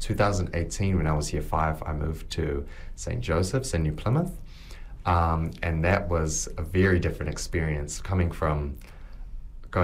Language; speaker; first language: English; native; English